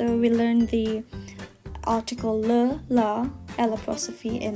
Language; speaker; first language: French; non-native, learner; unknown